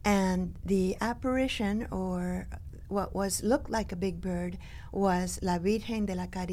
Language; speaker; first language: English; early bilingual, other home language; Spanish